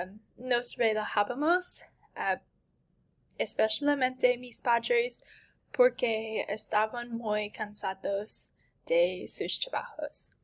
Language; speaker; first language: Spanish; non-native, learner; English